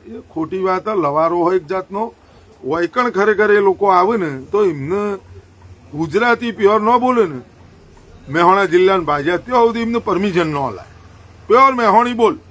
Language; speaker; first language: Gujarati; native; Gujarati